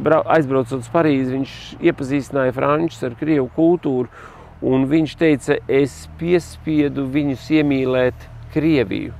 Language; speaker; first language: Latvian; native; Latvian